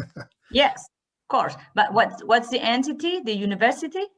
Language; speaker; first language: English; non-native, learner; Spanish